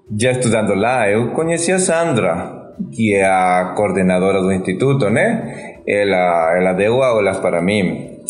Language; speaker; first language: Portuguese; non-native, fluent; Spanish